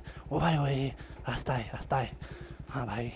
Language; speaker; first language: Hindi; non-native, learner; Nepali